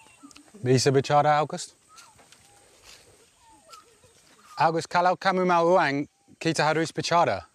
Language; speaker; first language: Indonesian; non-native, learner; English